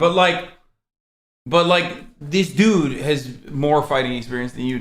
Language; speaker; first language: English; native; English